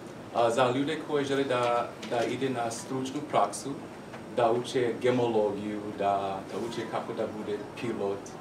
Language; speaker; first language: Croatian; non-native, learner; English